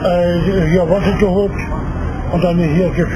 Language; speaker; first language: German; non-native, learner; Turkish